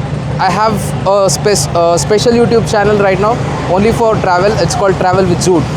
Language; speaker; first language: English; non-native, local second language; Telugu